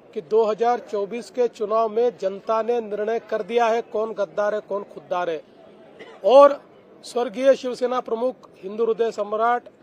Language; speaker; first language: Hindi; non-native, local second language; Marathi